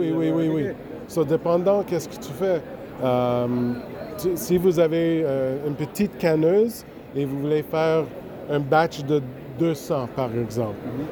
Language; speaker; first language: French; non-native, local second language; English